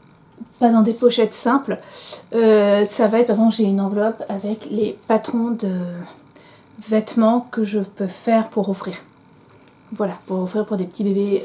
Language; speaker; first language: French; native; French